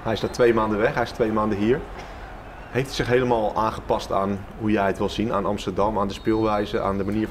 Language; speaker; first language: Dutch; native; Dutch